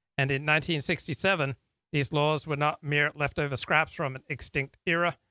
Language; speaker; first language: English; native; English